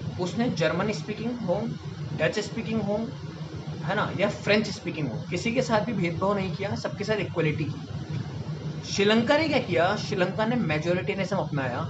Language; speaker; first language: Hindi; native; Hindi